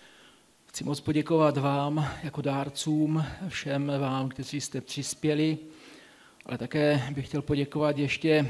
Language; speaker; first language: Czech; native; Czech